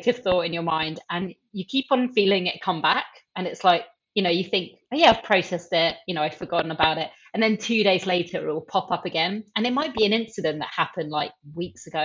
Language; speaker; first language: English; native; English